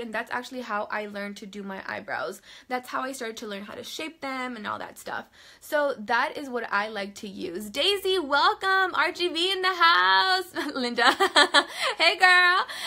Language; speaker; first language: English; early bilingual, other home language; Spanish